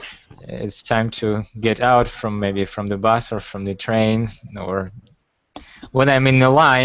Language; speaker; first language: English; non-native, fluent; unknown